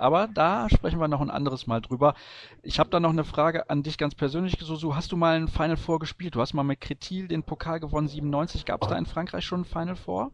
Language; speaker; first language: German; native; German